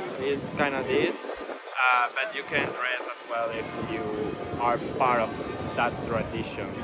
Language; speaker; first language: English; non-native, learner; Spanish